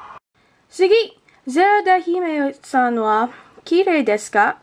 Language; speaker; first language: Japanese; non-native, learner; English